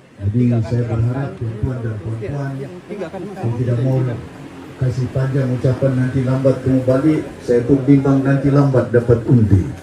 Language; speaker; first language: Malay; native; Malay